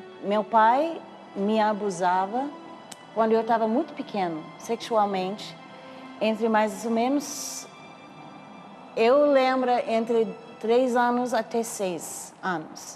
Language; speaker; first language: Portuguese; non-native, learner; English